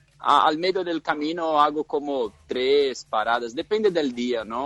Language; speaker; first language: Spanish; non-native, fluent; Portuguese